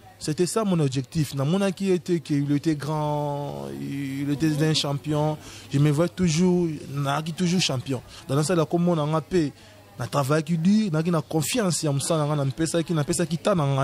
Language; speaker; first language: French; non-native, local second language; Lingala